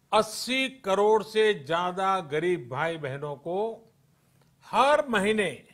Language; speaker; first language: Hindi; non-native, local second language; Gujarati